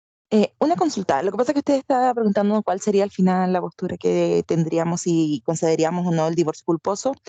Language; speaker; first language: Spanish; native; Spanish